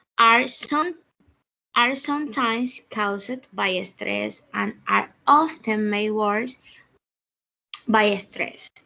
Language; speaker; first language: English; non-native, learner; Spanish